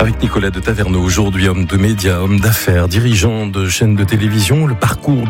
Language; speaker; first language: French; native; French